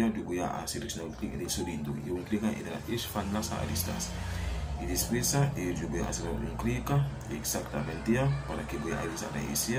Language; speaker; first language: Spanish; non-native, learner; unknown